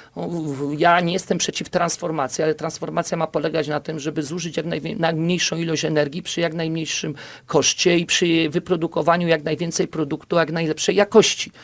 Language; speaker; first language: Polish; native; Polish